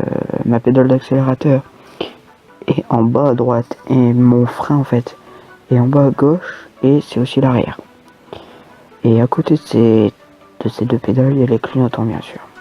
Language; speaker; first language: French; native; French